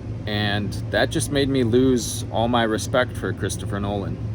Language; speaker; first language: English; native; English